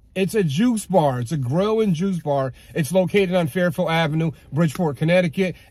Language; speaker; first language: English; native; English